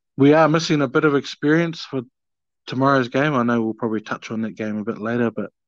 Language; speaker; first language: English; native; English